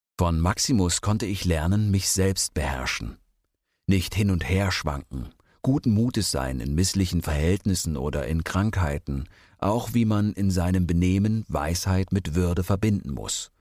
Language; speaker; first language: German; native; German